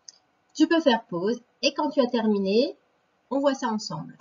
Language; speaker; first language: French; native; French